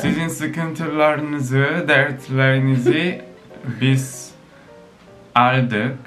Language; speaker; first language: Turkish; non-native, fluent; Korean